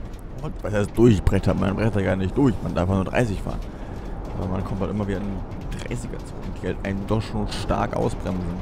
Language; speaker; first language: German; native; German